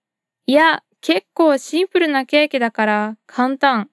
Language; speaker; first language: Japanese; non-native, fluent; Portuguese